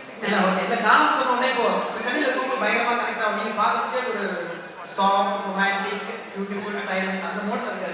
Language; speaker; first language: Tamil; native; Tamil